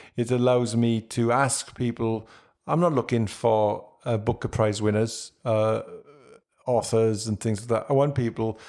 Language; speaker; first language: English; native; English